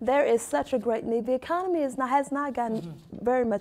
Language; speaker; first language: English; native; English